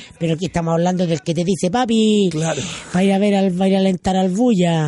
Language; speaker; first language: Spanish; native; Spanish